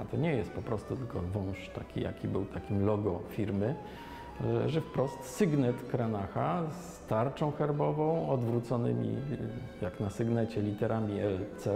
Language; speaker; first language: Polish; native; Polish